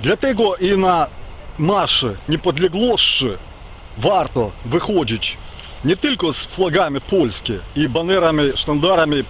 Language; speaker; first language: Polish; non-native, learner; Ukrainian